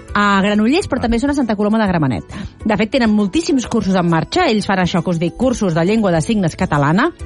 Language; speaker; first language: Catalan; native; Catalan